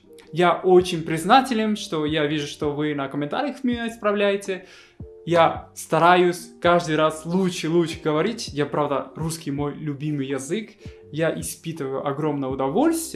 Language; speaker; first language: Russian; non-native, fluent; Spanish